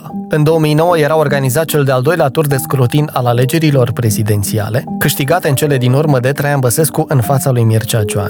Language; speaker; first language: Romanian; native; Romanian